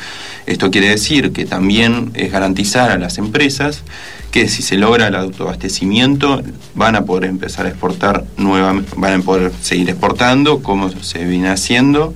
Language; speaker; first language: Spanish; native; Spanish